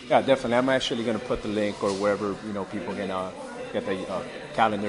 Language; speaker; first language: English; early bilingual, other home language; Spanish